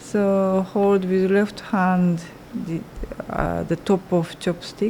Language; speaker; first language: English; non-native, learner; Japanese